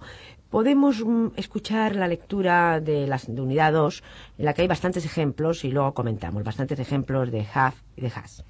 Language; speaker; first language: Spanish; native; Spanish